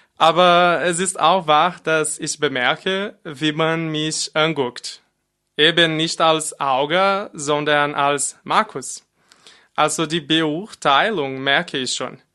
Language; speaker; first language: German; non-native, fluent; Portuguese